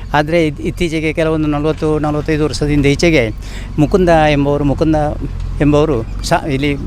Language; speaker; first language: Kannada; native; Kannada